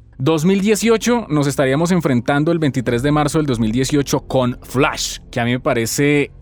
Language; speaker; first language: Spanish; native; Spanish